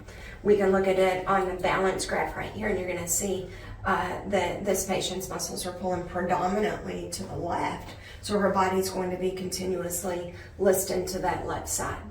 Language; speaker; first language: English; native; English